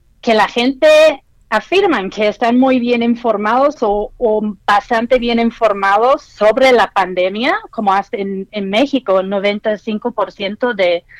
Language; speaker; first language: Spanish; non-native, fluent; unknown